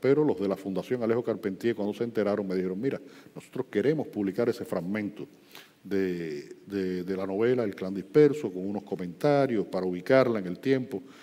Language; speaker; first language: Spanish; native; Spanish